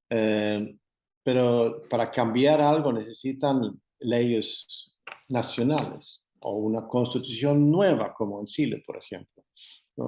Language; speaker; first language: Spanish; non-native, fluent; Swedish